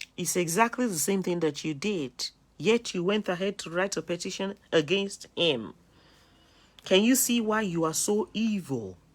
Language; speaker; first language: English; non-native, local second language; Yoruba